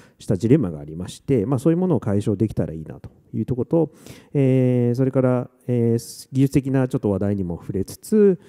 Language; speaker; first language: Japanese; native; Japanese